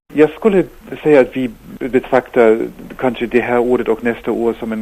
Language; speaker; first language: Swedish; non-native, fluent; German